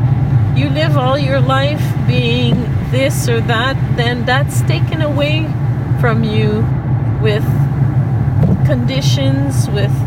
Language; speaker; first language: English; native; English